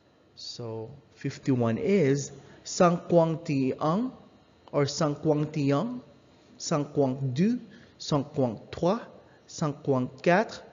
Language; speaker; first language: French; non-native, learner; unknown